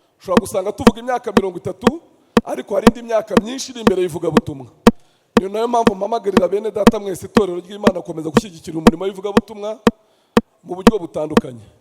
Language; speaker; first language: Kinyarwanda; native; Kinyarwanda